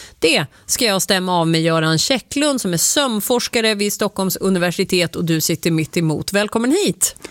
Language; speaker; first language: Swedish; native; Swedish